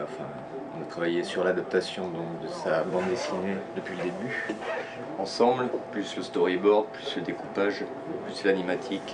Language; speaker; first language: French; native; French